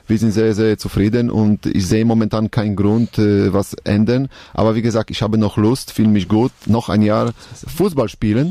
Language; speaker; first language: German; non-native, learner; Polish